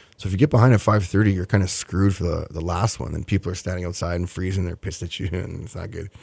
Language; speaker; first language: English; native; English